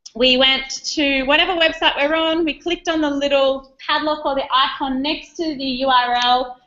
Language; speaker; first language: English; native; English